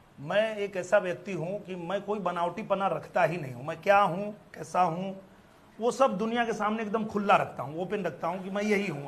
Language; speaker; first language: Hindi; native; Hindi